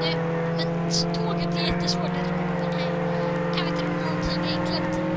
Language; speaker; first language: Swedish; native; Swedish